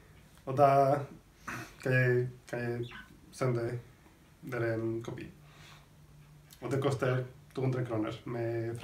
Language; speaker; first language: Norwegian; non-native, fluent; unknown